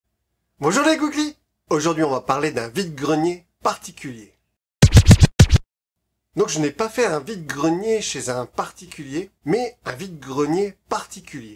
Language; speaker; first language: French; native; French